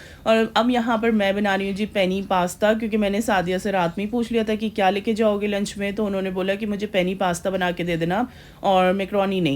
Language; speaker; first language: Hindi; native; Hindi